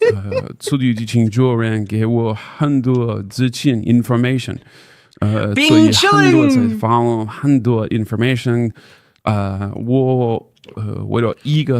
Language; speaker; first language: Chinese; non-native, learner; English